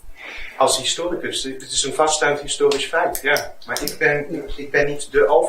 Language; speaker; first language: Dutch; non-native, fluent; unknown